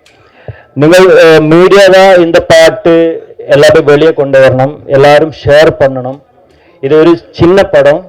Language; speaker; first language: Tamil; non-native, learner; Malayalam